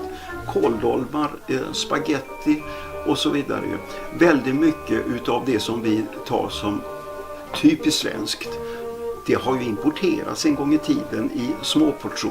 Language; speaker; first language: Swedish; native; Swedish